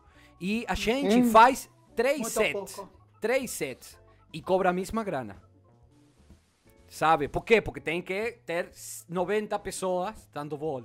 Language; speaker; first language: Portuguese; non-native, learner; Spanish